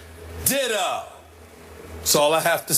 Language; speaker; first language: English; native; English